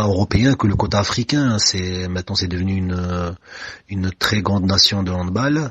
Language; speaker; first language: French; non-native, local second language; Arabic